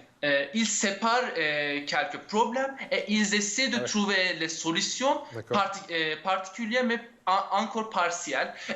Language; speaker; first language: French; non-native, fluent; Turkish